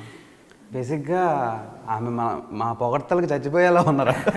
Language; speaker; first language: Telugu; native; Telugu